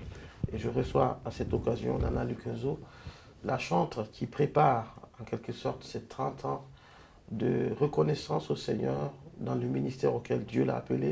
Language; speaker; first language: French; non-native, local second language; Lingala